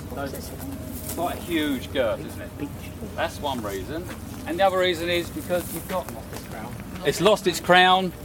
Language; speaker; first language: English; native; English